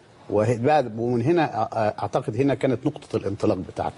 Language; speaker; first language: Arabic; native; Arabic